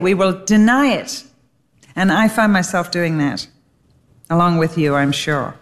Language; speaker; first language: English; native; English